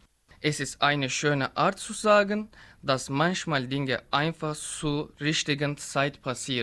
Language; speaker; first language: German; non-native, learner; Turkish